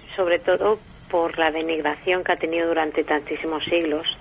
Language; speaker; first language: Spanish; native; Spanish